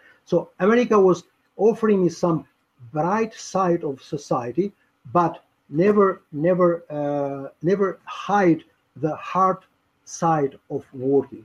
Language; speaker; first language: English; non-native, fluent; Albanian